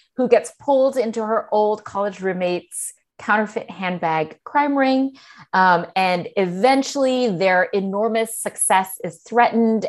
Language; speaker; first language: English; native; English